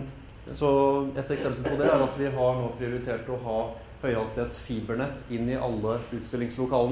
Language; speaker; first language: Norwegian; native; Norwegian